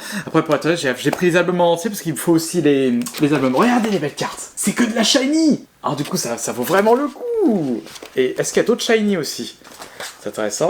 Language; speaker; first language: French; native; French